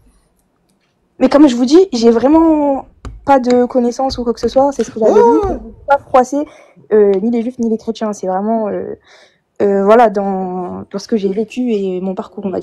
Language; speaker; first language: French; native; French